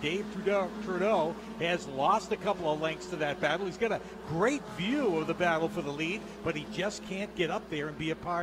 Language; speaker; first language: English; native; English